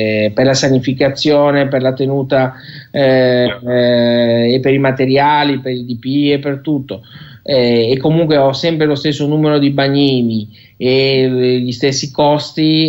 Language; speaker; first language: Italian; native; Italian